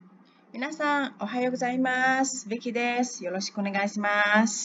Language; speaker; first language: Japanese; non-native, fluent; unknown